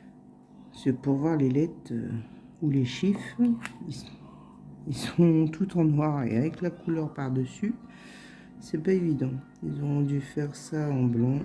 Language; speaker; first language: French; native; French